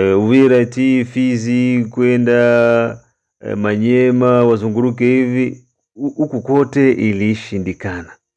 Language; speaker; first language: Swahili; native; Swahili